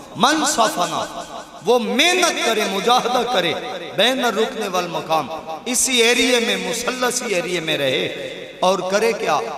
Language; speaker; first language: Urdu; non-native, local second language; Punjabi